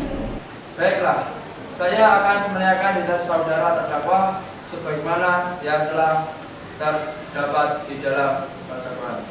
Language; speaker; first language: Indonesian; native; Indonesian